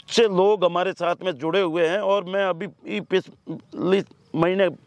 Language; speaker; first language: Hindi; native; Hindi